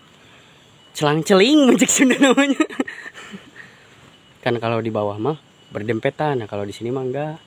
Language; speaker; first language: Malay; non-native, local second language; Sundanese